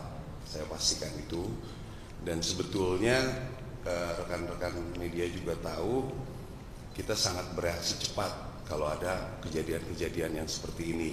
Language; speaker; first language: Indonesian; native; Indonesian